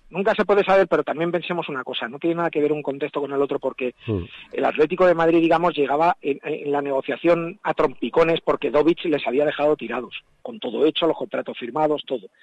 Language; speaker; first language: Spanish; native; Spanish